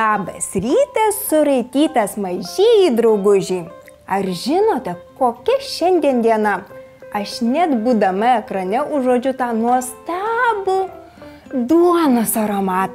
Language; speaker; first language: Lithuanian; native; Lithuanian